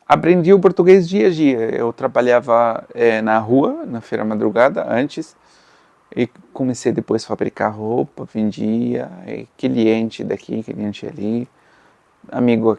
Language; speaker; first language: Portuguese; non-native, fluent; Arabic